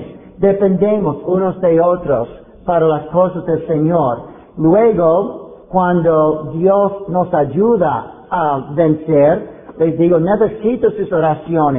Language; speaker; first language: Spanish; non-native, fluent; English